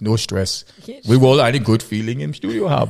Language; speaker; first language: German; non-native, learner; English